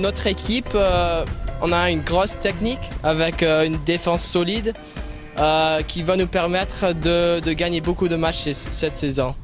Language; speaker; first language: French; early bilingual, heritage; French